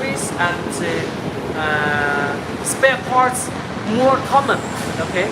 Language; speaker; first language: English; non-native, learner; Chinese